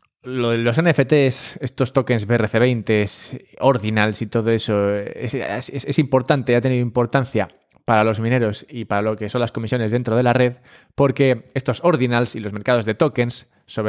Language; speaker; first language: Spanish; native; Spanish